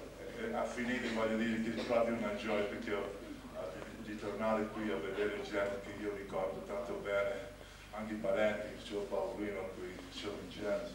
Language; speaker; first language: Italian; non-native, local second language; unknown